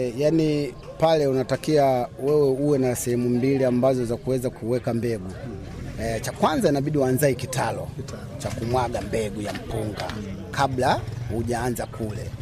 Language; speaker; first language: Swahili; non-native, local second language; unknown